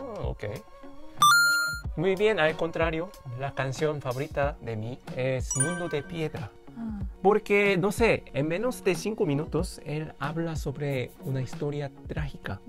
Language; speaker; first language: Spanish; non-native, fluent; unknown